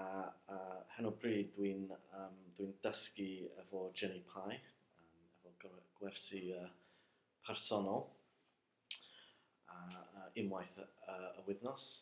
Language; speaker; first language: Welsh; non-native, fluent; English